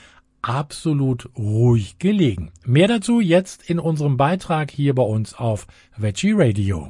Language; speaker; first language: German; native; German